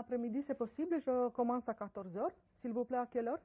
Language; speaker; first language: French; non-native, learner; Romanian